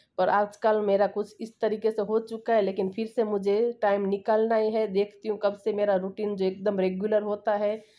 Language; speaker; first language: Hindi; non-native, local second language; Gujarati